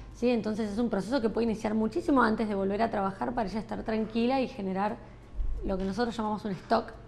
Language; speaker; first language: Spanish; native; Spanish